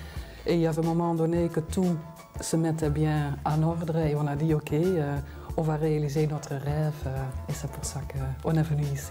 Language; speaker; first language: French; non-native, fluent; Dutch